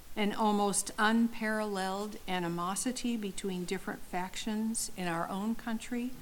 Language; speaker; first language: English; native; English